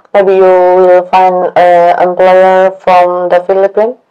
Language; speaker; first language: English; non-native, learner; Indonesian